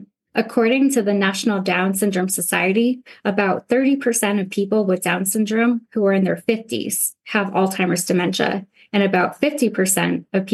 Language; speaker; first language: English; native; English